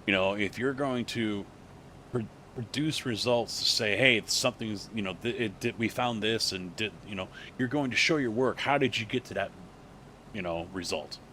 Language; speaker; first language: English; native; English